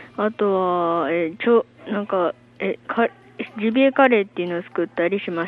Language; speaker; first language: Japanese; native; Japanese